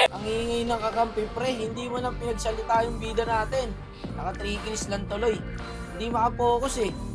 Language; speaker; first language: Filipino; native; Filipino